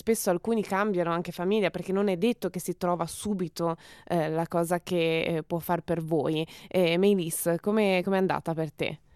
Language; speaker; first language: Italian; native; Italian